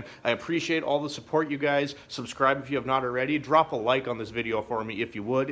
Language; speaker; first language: English; native; English